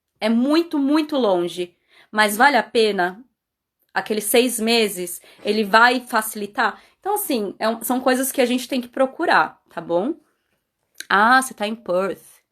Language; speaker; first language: Portuguese; native; Portuguese